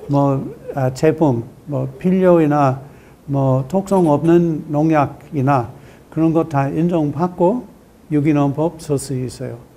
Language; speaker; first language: Korean; non-native, learner; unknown